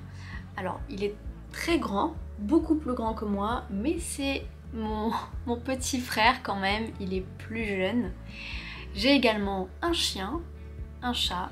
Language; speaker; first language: French; native; French